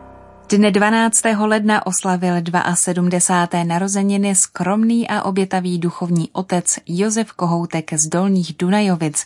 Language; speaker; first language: Czech; native; Czech